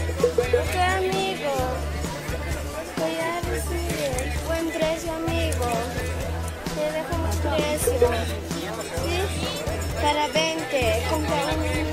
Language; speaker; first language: Spanish; non-native, learner; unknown